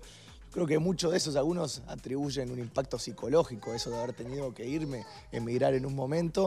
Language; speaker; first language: Spanish; native; Spanish